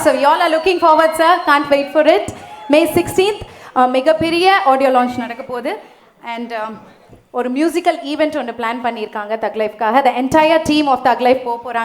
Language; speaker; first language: Tamil; native; Tamil